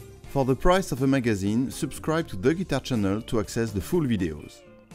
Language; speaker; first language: English; non-native, fluent; French